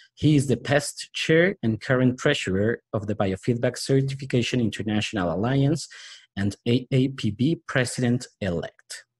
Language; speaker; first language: English; non-native, fluent; Spanish